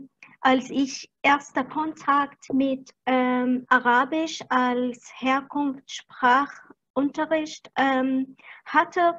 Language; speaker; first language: German; non-native, fluent; Arabic